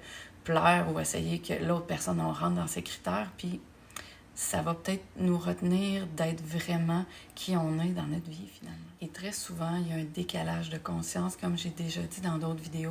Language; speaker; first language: French; native; French